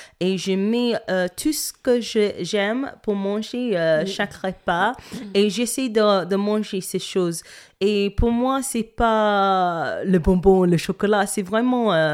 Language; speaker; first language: French; non-native, fluent; English